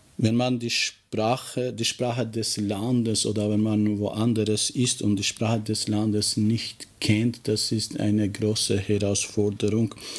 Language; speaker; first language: German; non-native, fluent; Albanian